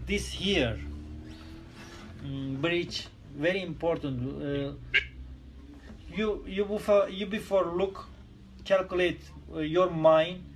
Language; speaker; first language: English; non-native, learner; Turkish